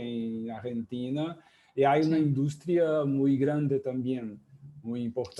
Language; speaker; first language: Spanish; non-native, fluent; Portuguese